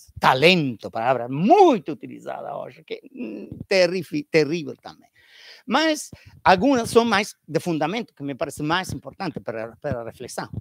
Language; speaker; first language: Portuguese; non-native, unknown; Italian